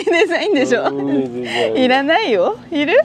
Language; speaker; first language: Japanese; native; Japanese